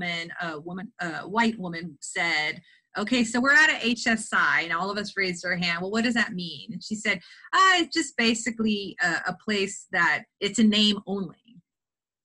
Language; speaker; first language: English; native; English